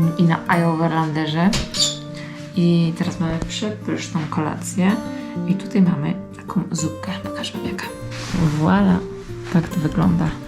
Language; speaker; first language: Polish; native; Polish